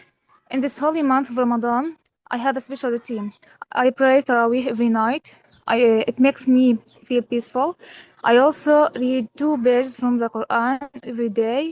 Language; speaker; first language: English; non-native, fluent; Arabic